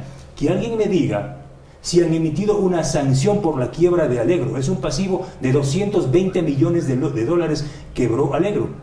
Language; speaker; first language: Spanish; native; Spanish